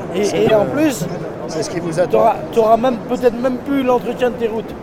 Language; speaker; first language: French; native; French